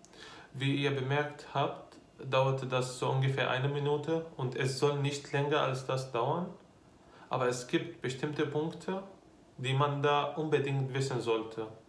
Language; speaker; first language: German; non-native, fluent; Arabic